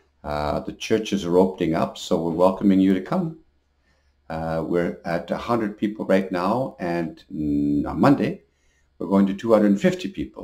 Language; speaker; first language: English; native; English